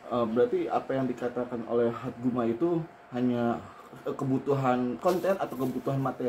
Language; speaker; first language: Indonesian; native; Indonesian